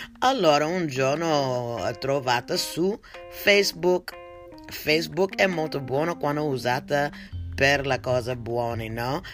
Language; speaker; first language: Italian; non-native, learner; English